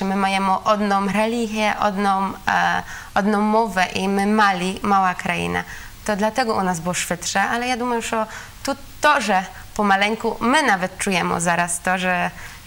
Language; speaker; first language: Ukrainian; non-native, learner; Polish